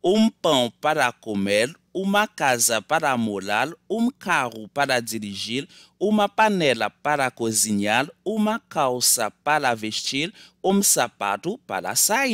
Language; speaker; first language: Portuguese; non-native, learner; Haitian Creole